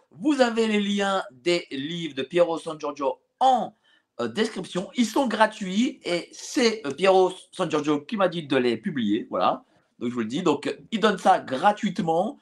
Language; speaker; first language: French; native; French